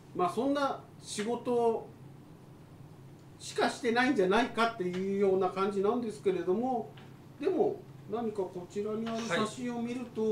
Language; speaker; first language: Japanese; native; Japanese